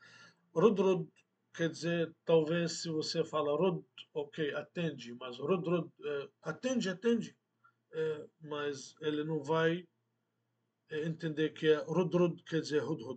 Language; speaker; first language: Portuguese; non-native, fluent; Arabic